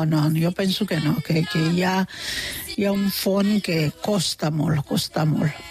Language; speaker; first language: Catalan; non-native, fluent; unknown